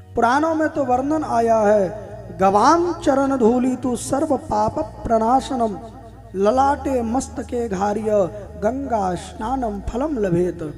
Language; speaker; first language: Hindi; native; Hindi